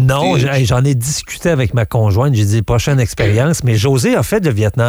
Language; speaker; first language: French; native; French